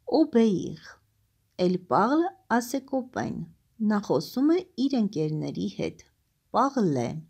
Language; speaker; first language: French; non-native, fluent; Armenian